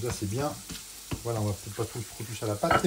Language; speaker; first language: French; native; French